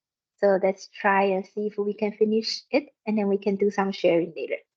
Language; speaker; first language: English; non-native, fluent; Chinese